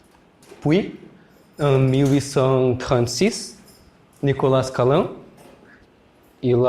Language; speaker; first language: French; non-native, learner; Portuguese